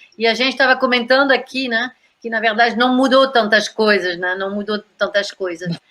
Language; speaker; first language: Portuguese; non-native, fluent; French